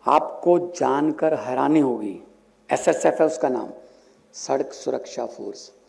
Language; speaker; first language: Hindi; non-native, local second language; Punjabi